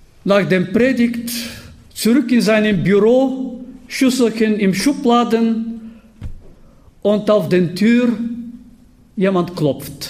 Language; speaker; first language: German; non-native, fluent; Bulgarian